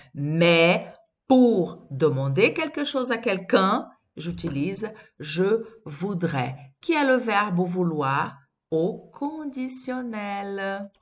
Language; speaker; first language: French; non-native, fluent; Portuguese